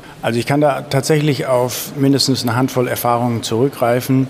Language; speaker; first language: German; native; German